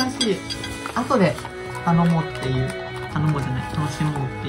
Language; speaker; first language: Japanese; native; Japanese